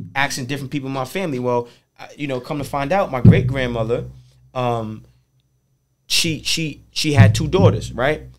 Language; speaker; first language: English; native; English